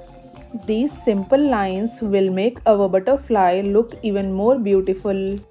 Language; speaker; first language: English; non-native, local second language; Hindi